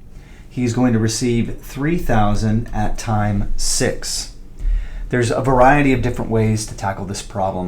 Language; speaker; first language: English; native; English